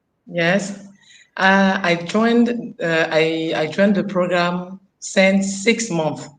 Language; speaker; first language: English; non-native, learner; French